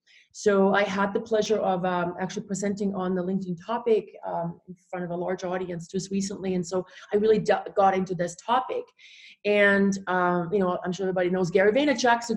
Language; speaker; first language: English; non-native, fluent; German